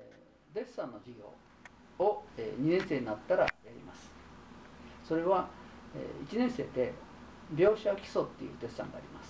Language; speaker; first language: Japanese; native; Japanese